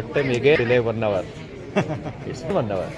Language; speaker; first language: English; non-native, local second language; Kannada